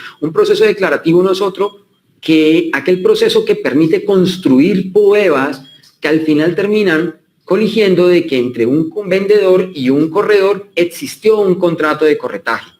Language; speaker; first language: Spanish; native; Spanish